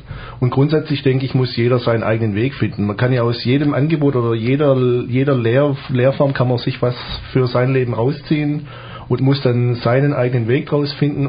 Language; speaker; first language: German; native; German